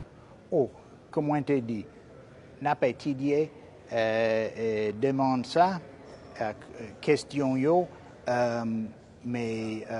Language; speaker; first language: Haitian Creole; non-native, fluent; English